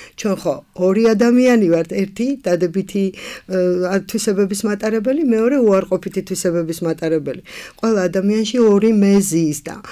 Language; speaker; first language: Georgian; native; Georgian